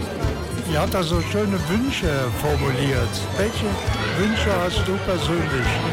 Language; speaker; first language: German; native; German